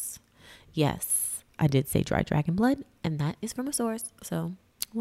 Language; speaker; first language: English; native; English